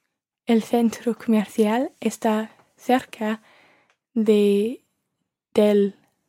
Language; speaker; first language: Spanish; non-native, learner; English